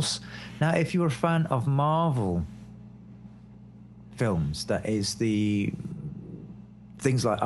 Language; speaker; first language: English; native; English